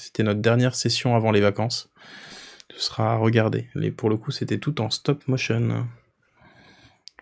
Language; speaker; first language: French; native; French